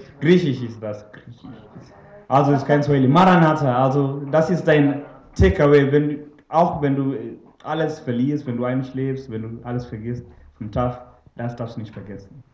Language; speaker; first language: German; non-native, fluent; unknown